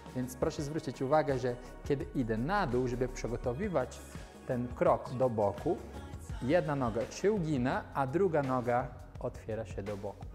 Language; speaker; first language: Polish; non-native, fluent; Portuguese